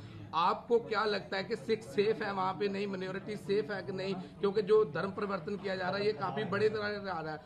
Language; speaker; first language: Hindi; native; Hindi